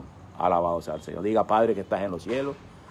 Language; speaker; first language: Spanish; native; Spanish